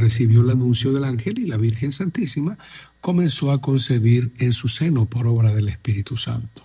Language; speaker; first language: Spanish; native; Spanish